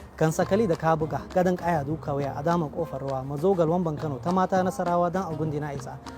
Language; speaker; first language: Hausa; non-native, local second language; Arabic